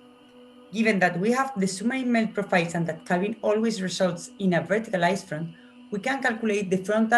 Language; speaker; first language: English; non-native, fluent; Spanish